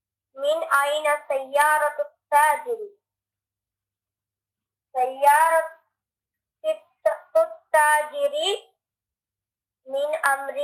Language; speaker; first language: Arabic; non-native, learner; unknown